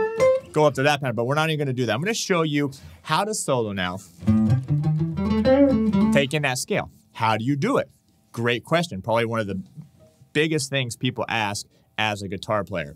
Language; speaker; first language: English; native; English